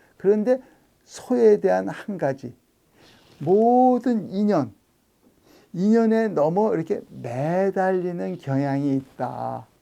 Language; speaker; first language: Korean; native; Korean